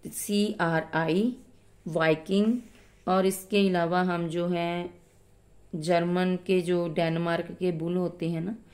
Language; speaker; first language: Hindi; non-native, local second language; Punjabi